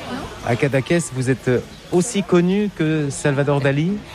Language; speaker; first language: French; native; French